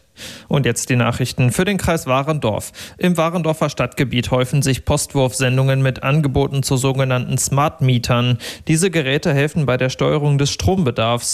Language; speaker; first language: German; native; German